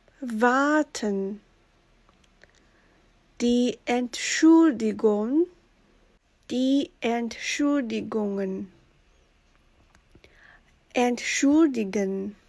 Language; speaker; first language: German; non-native, fluent; Chinese